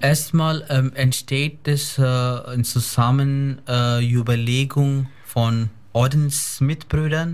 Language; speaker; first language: German; non-native, fluent; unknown